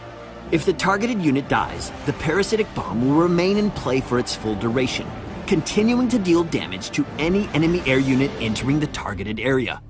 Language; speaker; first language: English; native; English